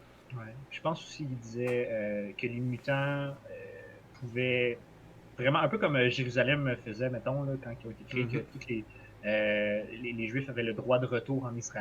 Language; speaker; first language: French; native; French